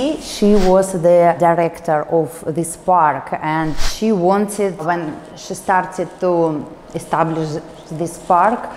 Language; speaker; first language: English; non-native, fluent; Russian